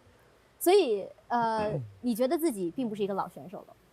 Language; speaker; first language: Chinese; native; Chinese